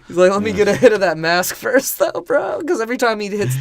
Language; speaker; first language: English; native; English